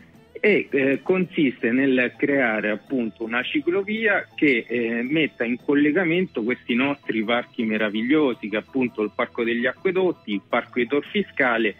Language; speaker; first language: Italian; native; Italian